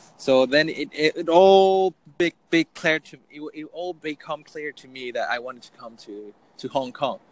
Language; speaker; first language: English; non-native, fluent; Spanish